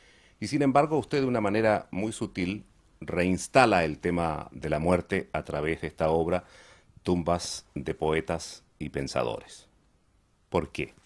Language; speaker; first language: Spanish; native; Spanish